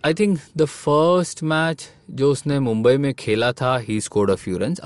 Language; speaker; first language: English; non-native, local second language; Hindi